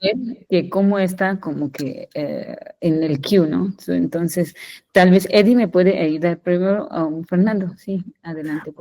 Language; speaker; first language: Spanish; non-native, fluent; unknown